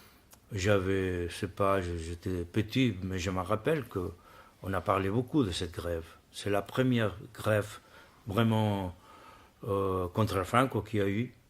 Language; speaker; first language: French; non-native, learner; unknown